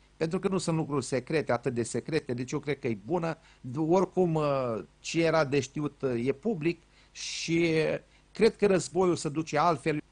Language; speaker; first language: Romanian; native; Romanian